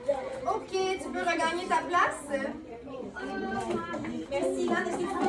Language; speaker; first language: French; native; French